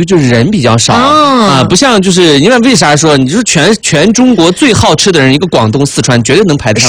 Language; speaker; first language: Chinese; native; Chinese